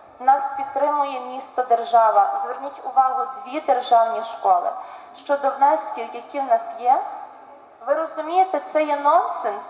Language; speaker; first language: Ukrainian; native; Ukrainian